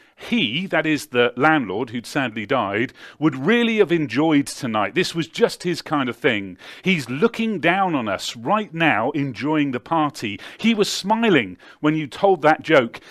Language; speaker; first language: English; native; English